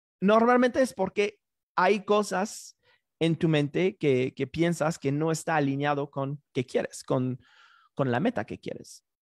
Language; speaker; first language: Spanish; non-native, fluent; French